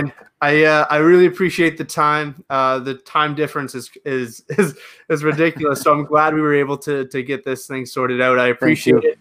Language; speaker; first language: English; native; English